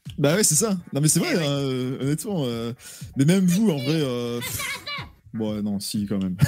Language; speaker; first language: French; native; French